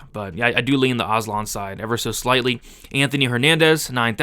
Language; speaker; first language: English; native; English